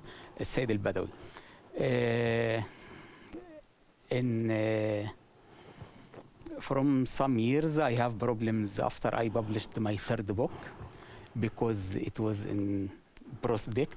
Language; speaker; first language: English; non-native, learner; Arabic